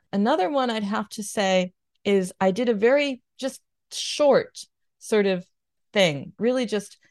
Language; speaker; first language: English; native; English